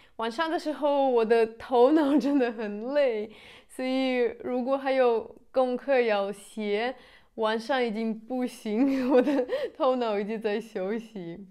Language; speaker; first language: Chinese; non-native, fluent; Russian